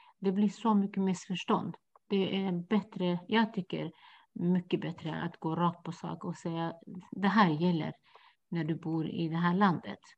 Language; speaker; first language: Swedish; non-native, fluent; Kurdish